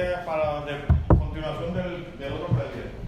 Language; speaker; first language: Spanish; native; Spanish